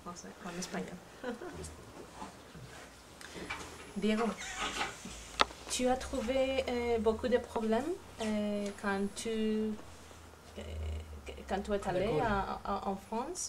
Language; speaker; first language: French; non-native, learner; Spanish